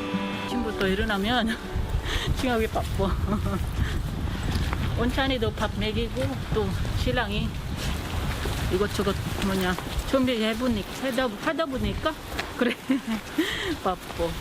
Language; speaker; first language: Korean; non-native, learner; Filipino